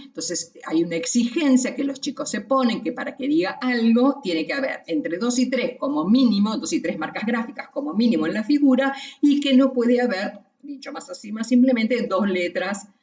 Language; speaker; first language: Spanish; native; Spanish